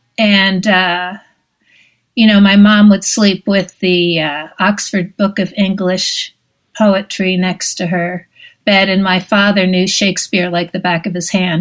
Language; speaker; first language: English; native; English